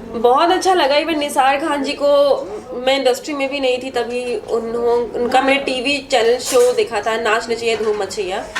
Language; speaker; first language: Hindi; native; Hindi